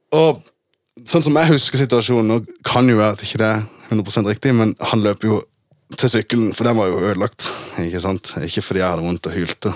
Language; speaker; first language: Norwegian; early bilingual, other home language; German